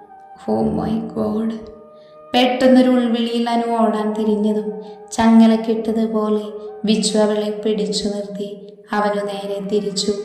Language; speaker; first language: Malayalam; native; Malayalam